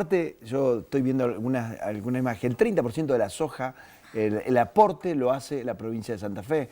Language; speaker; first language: Spanish; native; Spanish